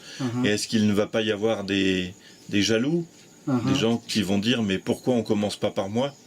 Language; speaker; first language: French; native; French